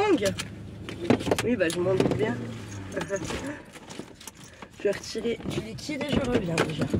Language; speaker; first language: French; native; French